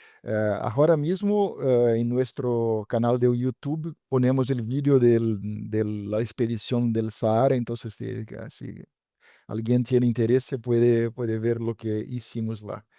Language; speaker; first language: Spanish; non-native, fluent; Portuguese